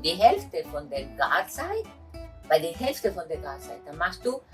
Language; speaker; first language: German; non-native, fluent; Italian